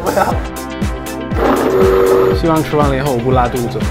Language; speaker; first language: Chinese; non-native, fluent; English